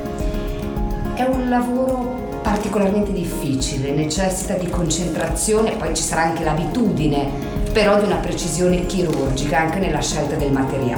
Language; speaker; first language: Italian; native; Italian